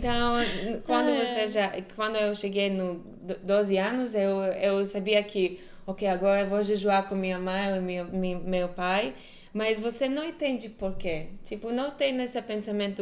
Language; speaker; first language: Portuguese; non-native, fluent; Hebrew